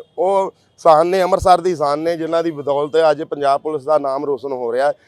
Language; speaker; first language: Punjabi; native; Punjabi